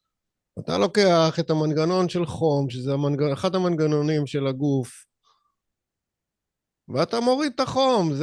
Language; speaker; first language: Hebrew; native; Hebrew